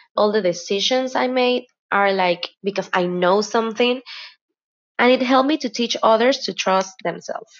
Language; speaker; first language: English; non-native, fluent; Spanish